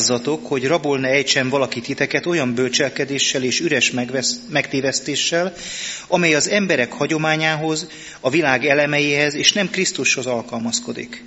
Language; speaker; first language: Hungarian; native; Hungarian